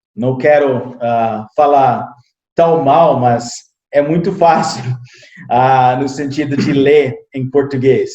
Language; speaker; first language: Portuguese; non-native, fluent; English